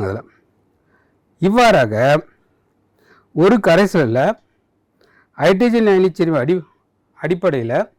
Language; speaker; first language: Tamil; native; Tamil